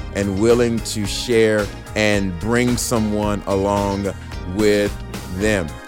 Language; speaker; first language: English; native; English